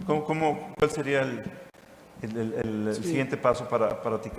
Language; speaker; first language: Spanish; native; Spanish